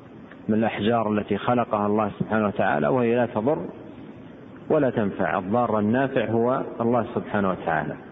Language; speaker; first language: Arabic; native; Arabic